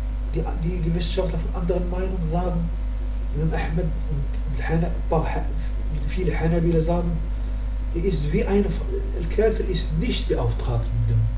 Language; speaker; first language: German; non-native, learner; Arabic